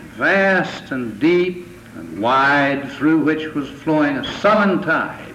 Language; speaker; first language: English; native; English